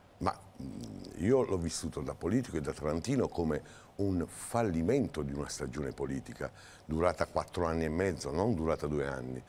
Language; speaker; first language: Italian; native; Italian